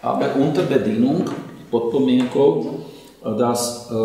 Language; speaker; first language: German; non-native, learner; Slovak